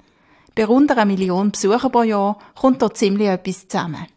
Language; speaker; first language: German; native; German